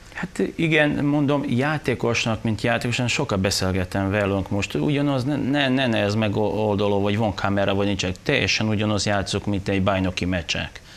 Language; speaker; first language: Hungarian; non-native, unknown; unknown